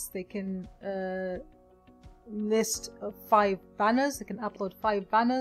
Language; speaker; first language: English; native; English